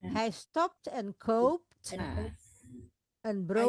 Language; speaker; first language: Dutch; non-native, fluent; Indonesian